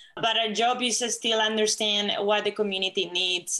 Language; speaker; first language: English; non-native, fluent; Spanish